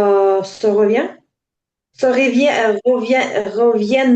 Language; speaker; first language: French; non-native, learner; Ukrainian